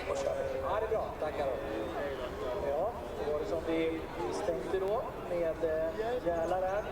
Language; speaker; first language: Swedish; native; Swedish